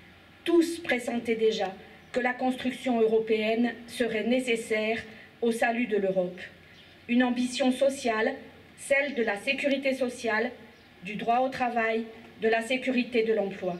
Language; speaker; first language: French; native; French